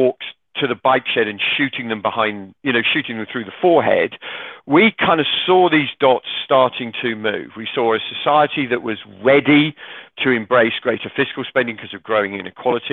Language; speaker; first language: English; native; English